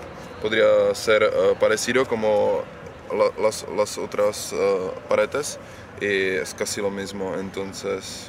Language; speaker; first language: Spanish; non-native, learner; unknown